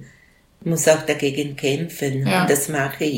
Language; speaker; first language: German; non-native, local second language; Italian